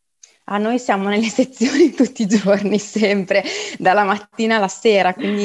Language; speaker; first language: Italian; native; Italian